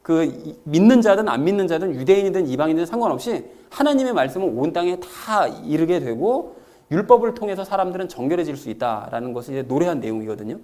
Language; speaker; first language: Korean; native; Korean